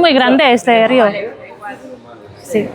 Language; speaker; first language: Spanish; non-native, learner; Indonesian